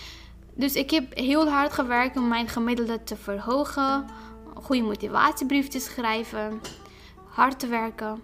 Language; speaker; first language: Dutch; non-native, fluent; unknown